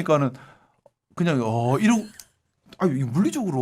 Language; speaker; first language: Korean; native; Korean